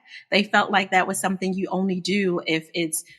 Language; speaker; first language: English; native; English